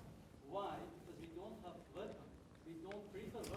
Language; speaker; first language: English; non-native, learner; Azerbaijani